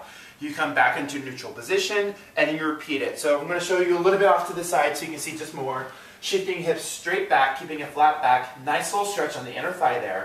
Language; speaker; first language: English; native; English